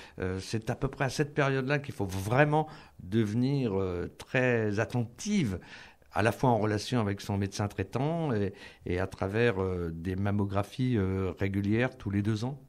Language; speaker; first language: French; native; French